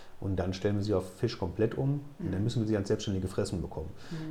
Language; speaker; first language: German; native; German